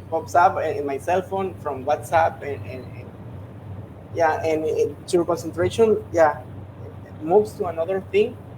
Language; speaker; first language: English; non-native, learner; Spanish